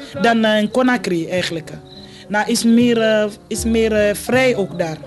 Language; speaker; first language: Dutch; non-native, fluent; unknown